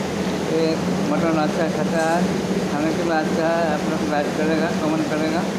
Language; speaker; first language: Hindi; non-native, local second language; Bangla